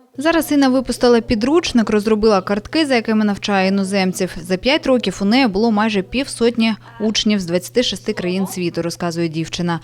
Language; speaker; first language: Ukrainian; native; Ukrainian